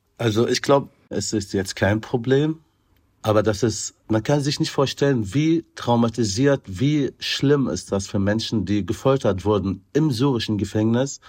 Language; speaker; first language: German; non-native, fluent; Arabic